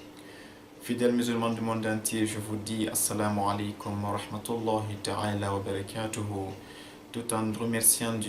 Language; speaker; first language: French; non-native, local second language; Fula